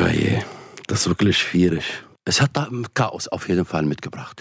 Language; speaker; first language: German; non-native, fluent; Arabic